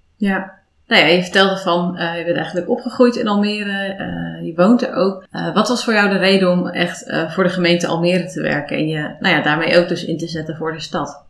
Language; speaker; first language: Dutch; native; Dutch